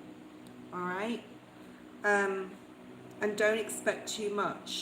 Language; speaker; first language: English; native; English